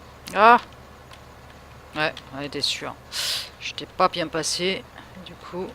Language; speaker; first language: French; native; French